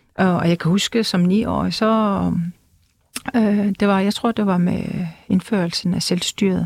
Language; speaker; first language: Danish; non-native, local second language; Kalaallisut